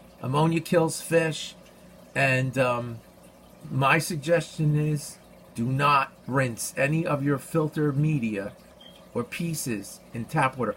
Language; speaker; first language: English; native; English